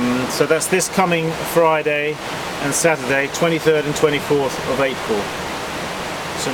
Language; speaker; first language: English; native; English